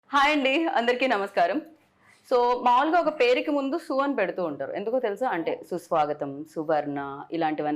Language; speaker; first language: Telugu; native; Telugu